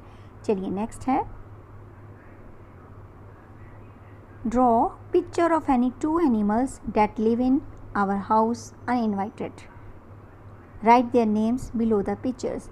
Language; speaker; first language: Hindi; native; Hindi